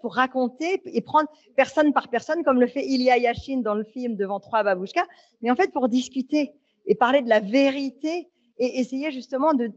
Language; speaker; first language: French; native; French